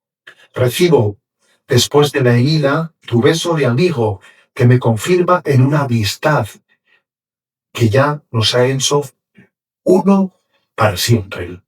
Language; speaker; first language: Spanish; native; Spanish